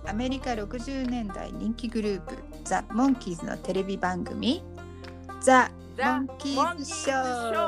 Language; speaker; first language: Japanese; native; Japanese